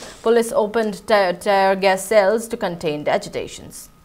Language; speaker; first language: English; non-native, local second language; Manipuri